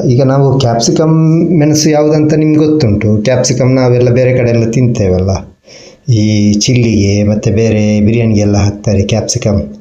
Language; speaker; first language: Kannada; non-native, local second language; Badaga